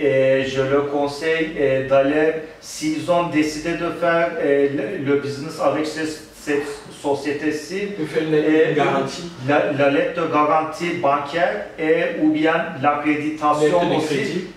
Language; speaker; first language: French; non-native, learner; Turkish